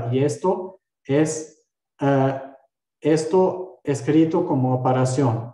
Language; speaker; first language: Spanish; non-native, fluent; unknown